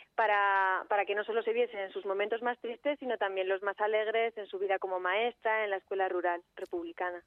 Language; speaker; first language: Spanish; native; Spanish